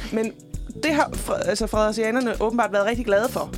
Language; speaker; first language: Danish; native; Danish